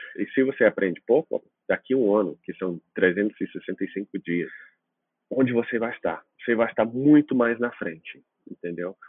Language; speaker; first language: Portuguese; non-native, fluent; English